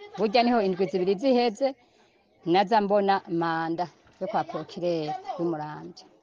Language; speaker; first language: Rundi; native; Rundi